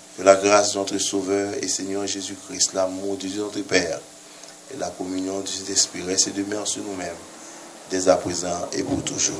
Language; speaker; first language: French; non-native, local second language; Haitian Creole